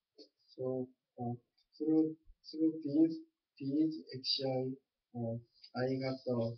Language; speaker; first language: English; non-native, learner; Korean